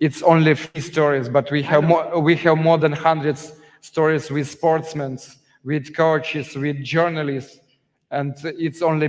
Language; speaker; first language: English; non-native, learner; Ukrainian